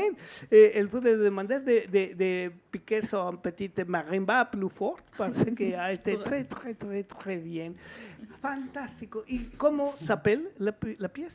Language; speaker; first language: French; non-native, fluent; Spanish